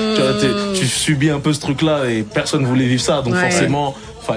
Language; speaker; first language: French; native; French